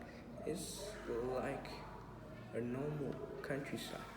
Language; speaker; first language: English; non-native, learner; Vietnamese